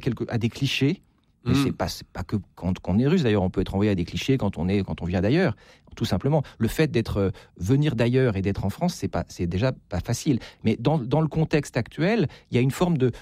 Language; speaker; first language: French; native; French